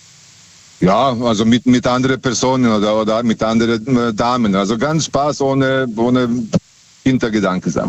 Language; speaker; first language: German; non-native, fluent; Serbian